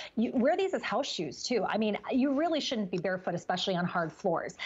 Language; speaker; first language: English; native; English